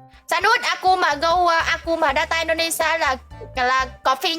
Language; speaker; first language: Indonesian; non-native, learner; Vietnamese